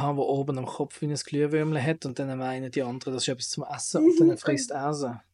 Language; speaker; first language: German; native; German